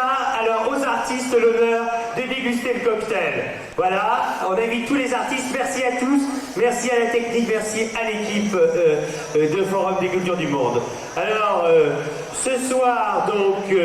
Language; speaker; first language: French; native; French